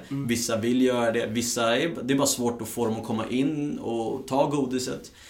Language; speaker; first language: Swedish; early bilingual, other home language; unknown